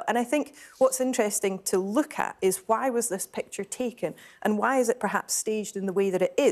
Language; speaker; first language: English; native; English